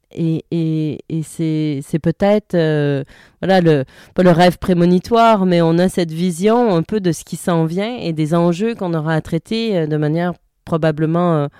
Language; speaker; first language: French; native; French